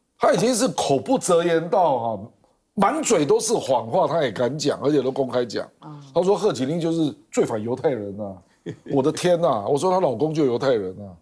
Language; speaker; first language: Chinese; native; Chinese